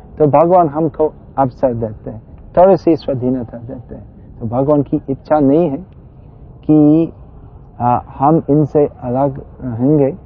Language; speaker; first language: Hindi; non-native, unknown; English